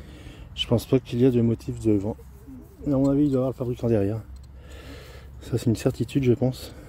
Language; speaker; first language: French; native; French